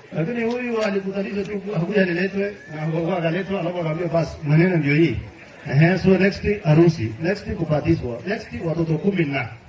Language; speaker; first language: Swahili; non-native, local second language; Kalenjin